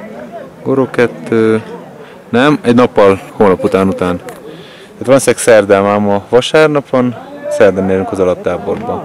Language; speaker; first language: Hungarian; native; Hungarian